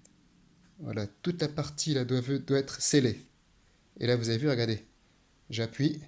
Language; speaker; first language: French; native; French